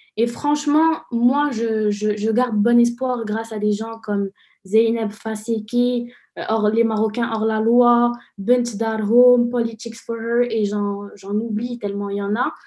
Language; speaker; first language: French; non-native, local second language; Arabic